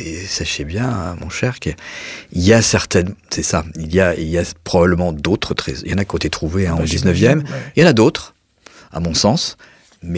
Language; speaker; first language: French; native; French